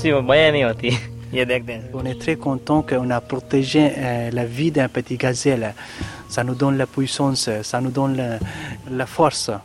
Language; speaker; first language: French; non-native, learner; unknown